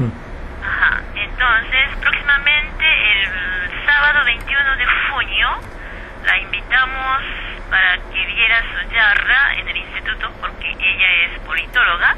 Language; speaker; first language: Spanish; non-native, fluent; Japanese